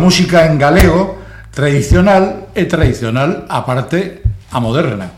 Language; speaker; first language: Galician; non-native, local second language; Spanish